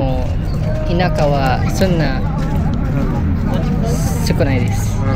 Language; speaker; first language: Japanese; non-native, learner; Filipino